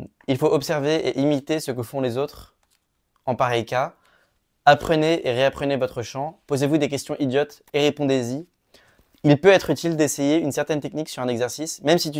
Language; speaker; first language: French; native; French